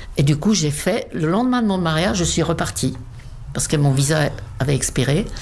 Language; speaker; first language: French; non-native, fluent; Czech